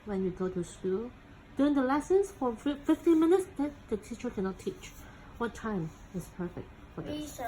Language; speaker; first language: English; non-native, local second language; Cantonese